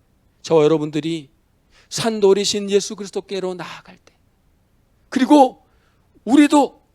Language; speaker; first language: Korean; native; Korean